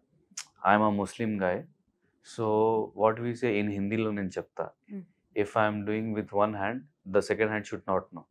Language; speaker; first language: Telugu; non-native, local second language; Hindi